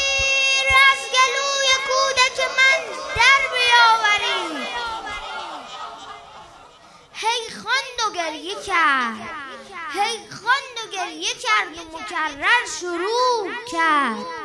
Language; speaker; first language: Persian; native; Persian